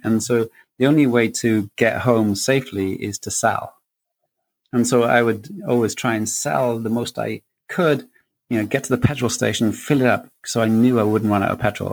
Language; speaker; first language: English; native; English